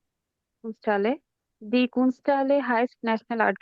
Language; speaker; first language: German; non-native, learner; Bangla